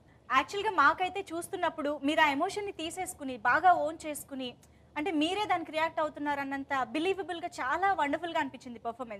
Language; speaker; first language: Telugu; native; Telugu